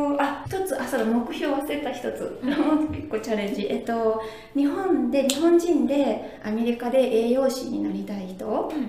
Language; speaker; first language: Japanese; native; Japanese